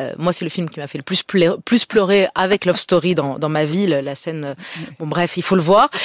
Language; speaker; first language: French; native; French